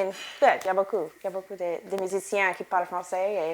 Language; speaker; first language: French; non-native, learner; English